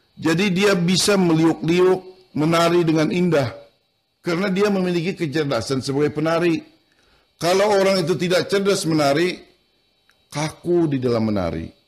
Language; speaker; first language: Indonesian; non-native, local second language; Banjar